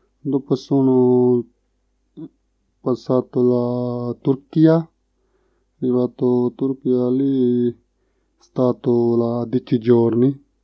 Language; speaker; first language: Italian; non-native, learner; Punjabi